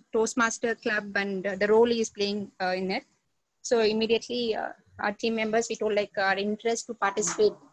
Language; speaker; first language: English; non-native, local second language; Tamil